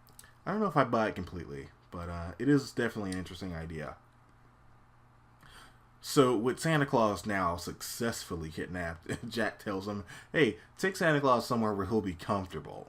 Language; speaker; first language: English; native; English